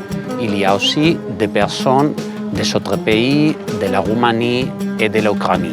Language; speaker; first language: French; non-native, learner; Spanish